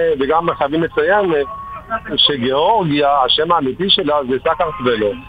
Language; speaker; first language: Hebrew; early bilingual, other home language; Georgian